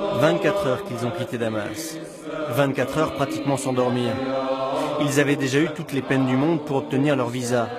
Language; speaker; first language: French; native; French